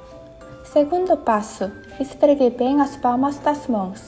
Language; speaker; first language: Portuguese; non-native, fluent; Korean